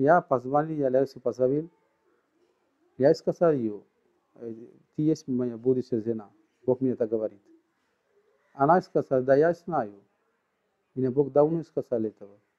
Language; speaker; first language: Russian; non-native, learner; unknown